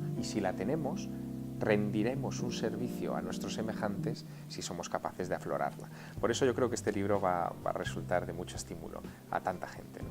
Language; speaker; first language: Spanish; native; Spanish